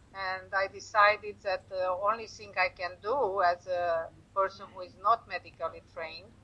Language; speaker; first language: English; non-native, fluent; Romanian